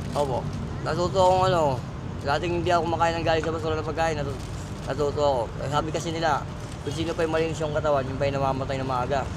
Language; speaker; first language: Filipino; non-native, local second language; Cebuano